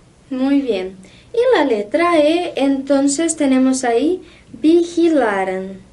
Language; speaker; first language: Spanish; non-native, fluent; Portuguese